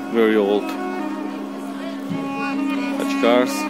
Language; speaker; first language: English; non-native, learner; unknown